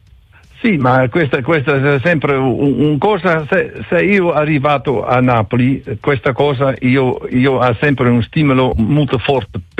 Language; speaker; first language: Italian; non-native, learner; Dutch